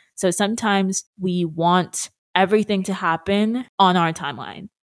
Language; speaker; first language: English; native; English